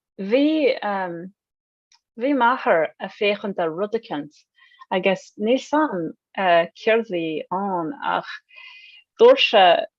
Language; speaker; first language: Irish; non-native, learner; English